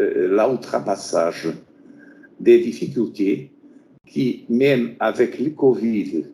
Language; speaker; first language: French; non-native, fluent; Portuguese